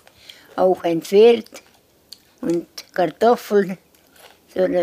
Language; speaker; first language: German; non-native, learner; Estonian